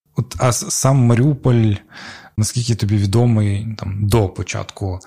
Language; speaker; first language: Ukrainian; non-native, local second language; Crimean Tatar